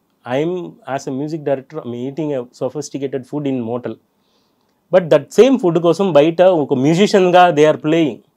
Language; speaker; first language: Telugu; non-native, fluent; Tamil